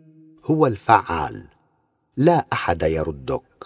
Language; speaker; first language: Arabic; native; Arabic